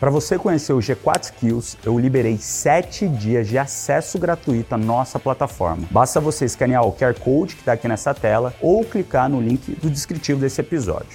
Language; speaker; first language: Portuguese; native; Portuguese